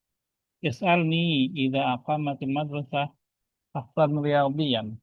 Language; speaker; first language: Arabic; non-native, fluent; Indonesian